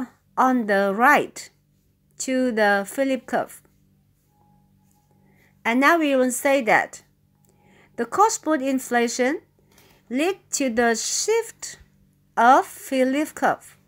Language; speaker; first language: English; non-native, fluent; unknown